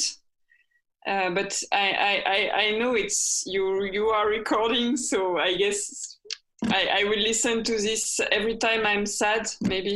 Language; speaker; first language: English; non-native, fluent; French